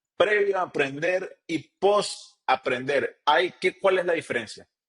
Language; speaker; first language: Spanish; native; Spanish